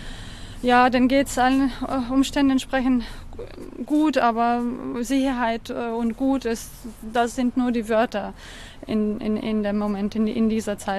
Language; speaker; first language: German; non-native, fluent; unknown